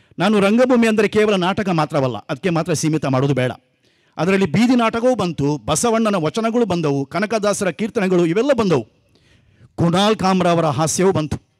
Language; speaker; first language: Kannada; non-native, local second language; Konkani